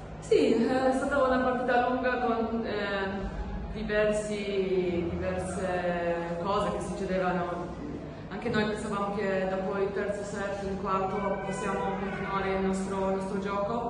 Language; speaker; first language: Italian; non-native, fluent; Polish